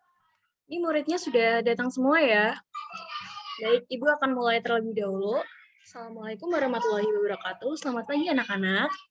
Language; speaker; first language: Indonesian; native; Indonesian